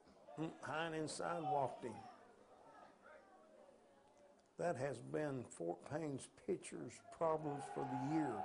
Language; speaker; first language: English; native; English